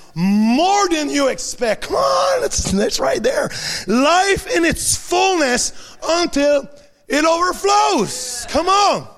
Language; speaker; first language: English; non-native, fluent; French